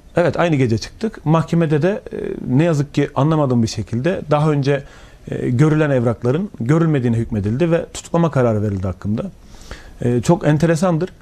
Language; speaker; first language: Turkish; native; Turkish